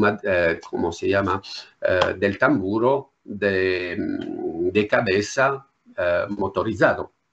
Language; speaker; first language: Spanish; non-native, learner; French